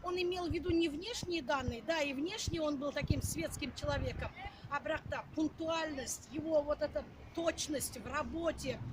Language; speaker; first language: Russian; non-native, local second language; Kazakh